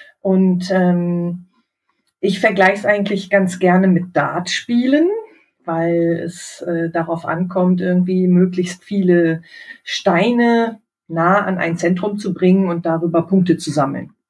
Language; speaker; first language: German; native; German